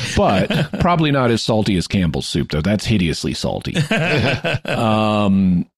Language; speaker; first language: English; native; English